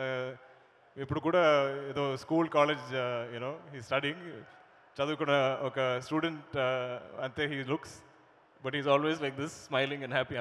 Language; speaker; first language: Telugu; non-native, learner; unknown